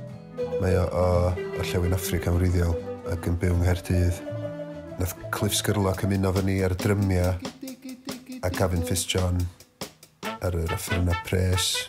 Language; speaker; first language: Welsh; native; Welsh